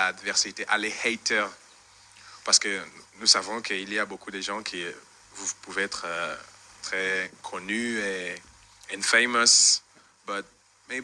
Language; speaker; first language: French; non-native, fluent; Spanish